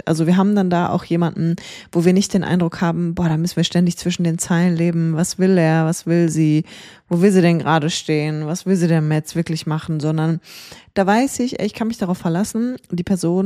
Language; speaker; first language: German; native; German